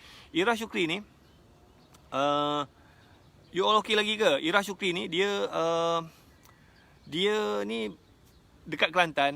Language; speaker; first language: Malay; native; Malay